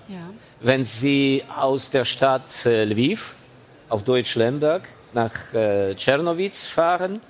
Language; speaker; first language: German; non-native, fluent; Ukrainian